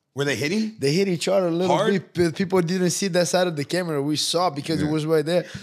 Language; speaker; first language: English; non-native, fluent; Portuguese